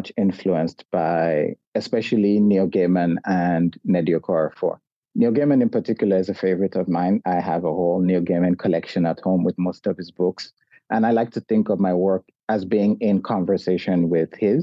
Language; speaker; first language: English; non-native, local second language; Yoruba